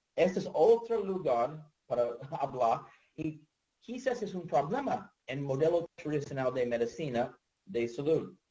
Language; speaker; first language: Spanish; non-native, learner; English